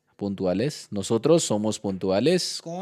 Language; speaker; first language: Spanish; non-native, learner; Hindi